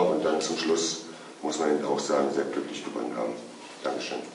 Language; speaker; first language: German; native; German